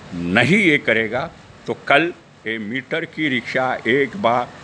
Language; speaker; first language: Hindi; non-native, local second language; Marathi